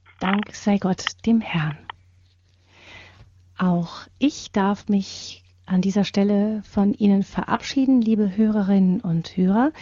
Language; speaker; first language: German; native; German